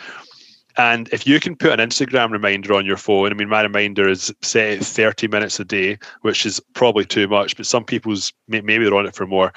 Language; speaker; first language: English; native; English